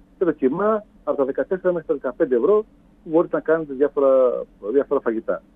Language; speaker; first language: Greek; native; Greek